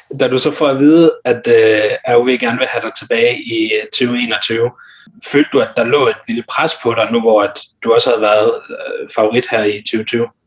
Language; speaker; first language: Danish; native; Danish